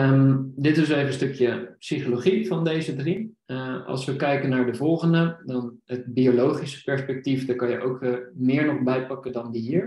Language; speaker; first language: Dutch; native; Dutch